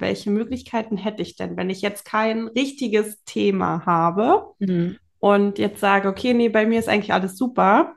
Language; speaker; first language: German; native; German